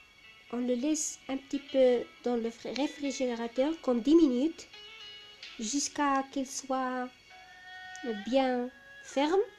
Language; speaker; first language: French; non-native, local second language; Arabic